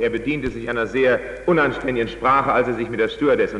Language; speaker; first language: German; native; German